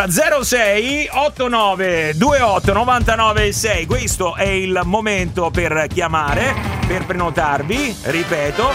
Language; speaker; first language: Italian; native; Italian